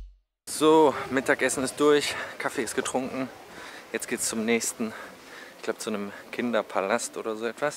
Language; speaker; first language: German; native; German